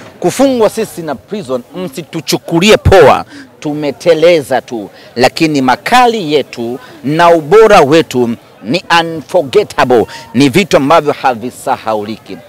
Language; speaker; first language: Swahili; native; Swahili